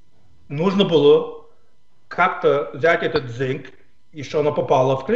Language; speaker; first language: Russian; non-native, fluent; English